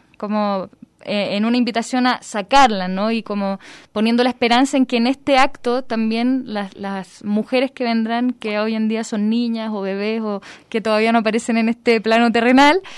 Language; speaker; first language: Spanish; native; Spanish